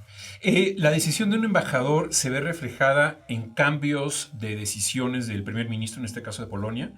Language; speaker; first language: Spanish; native; Spanish